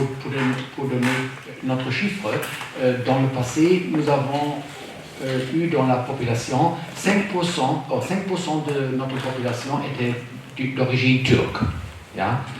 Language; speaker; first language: French; non-native, fluent; German